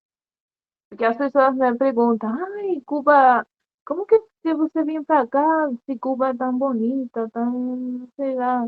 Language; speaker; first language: Portuguese; non-native, learner; Spanish